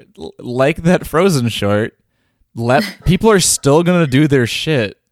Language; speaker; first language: English; early bilingual, other home language; Italian